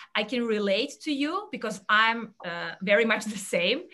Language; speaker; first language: English; non-native, fluent; Serbian